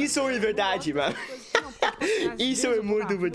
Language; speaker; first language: Portuguese; non-native, learner; English